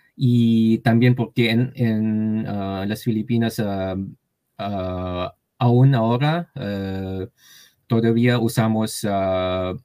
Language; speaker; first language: Spanish; non-native, learner; Chinese